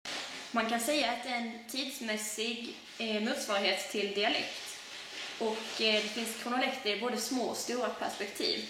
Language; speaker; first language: Swedish; native; Swedish